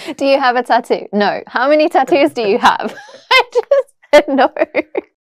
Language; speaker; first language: English; native; English